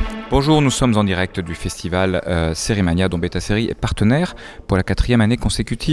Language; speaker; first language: French; native; French